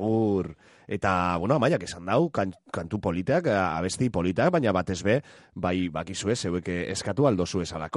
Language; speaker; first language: Basque; native; Basque